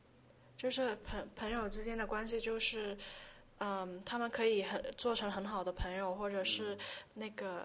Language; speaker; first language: Chinese; early bilingual, heritage; Chinese